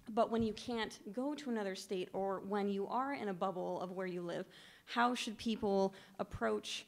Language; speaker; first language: English; native; English